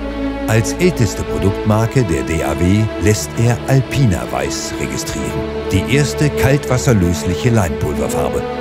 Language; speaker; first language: German; native; German